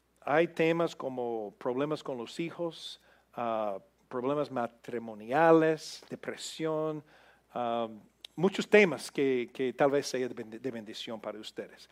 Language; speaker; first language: Spanish; non-native, fluent; English